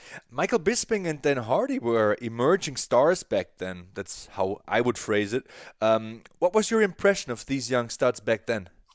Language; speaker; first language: English; non-native, fluent; German